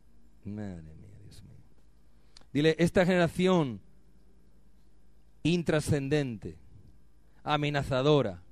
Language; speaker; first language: Spanish; native; Spanish